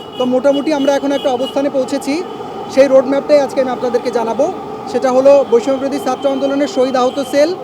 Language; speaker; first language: Bangla; native; Bangla